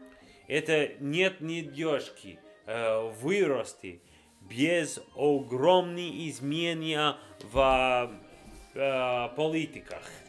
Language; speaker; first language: Russian; non-native, learner; English